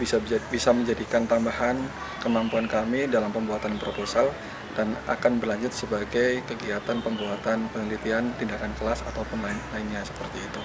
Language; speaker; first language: Indonesian; native; Indonesian